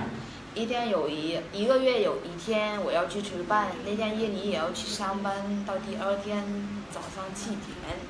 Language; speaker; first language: Chinese; non-native, fluent; Vietnamese